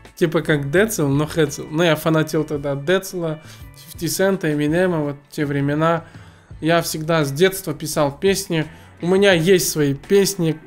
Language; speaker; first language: Russian; early bilingual, other home language; Azerbaijani